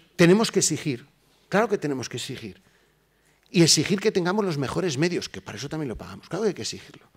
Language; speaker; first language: Spanish; native; Spanish